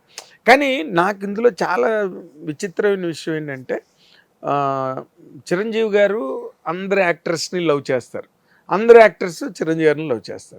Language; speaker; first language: Telugu; native; Telugu